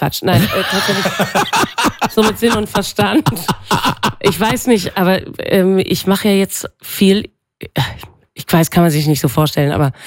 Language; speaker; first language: German; non-native, local second language; Low German